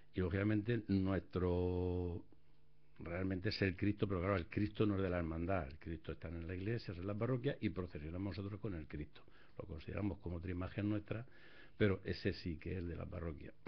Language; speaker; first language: Spanish; native; Spanish